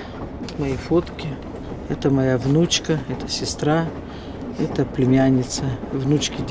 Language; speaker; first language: Russian; native; Russian